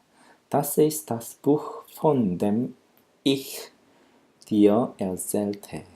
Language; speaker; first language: German; non-native, fluent; Korean